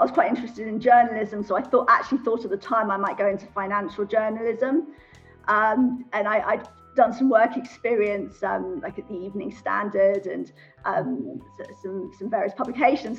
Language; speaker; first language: English; native; English